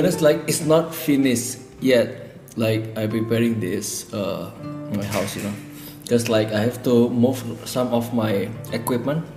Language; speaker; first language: English; non-native, learner; Indonesian